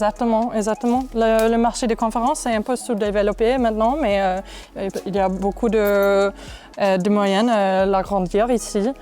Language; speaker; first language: French; non-native, fluent; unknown